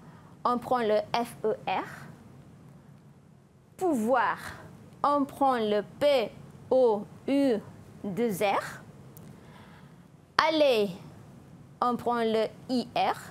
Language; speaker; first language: French; non-native, fluent; Malay